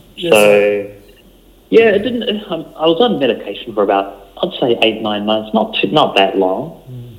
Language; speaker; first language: English; early bilingual, other home language; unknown